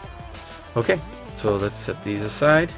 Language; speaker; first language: English; native; English